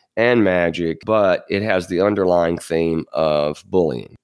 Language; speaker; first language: English; native; English